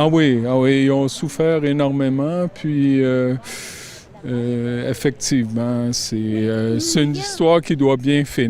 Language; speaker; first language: French; native; French